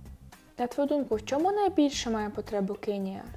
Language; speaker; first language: Ukrainian; native; Ukrainian